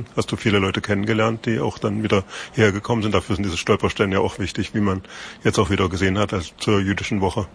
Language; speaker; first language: German; native; German